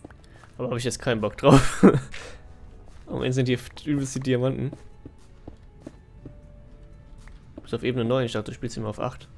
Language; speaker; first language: German; native; German